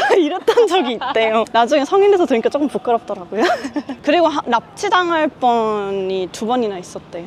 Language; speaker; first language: Korean; early bilingual, heritage; Korean